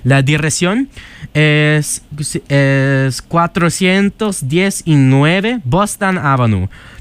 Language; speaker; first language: Spanish; non-native, learner; English